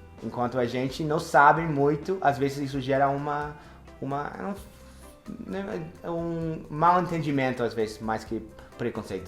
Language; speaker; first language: Portuguese; non-native, fluent; English